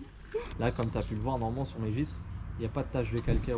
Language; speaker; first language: French; native; French